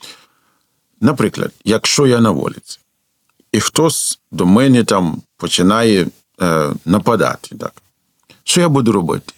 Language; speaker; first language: Ukrainian; non-native, fluent; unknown